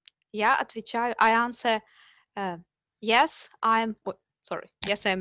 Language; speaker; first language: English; non-native, fluent; Ukrainian